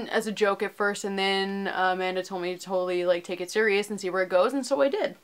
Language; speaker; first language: English; native; English